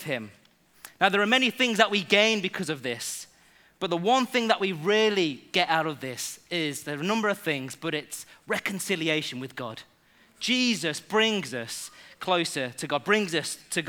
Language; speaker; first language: English; native; English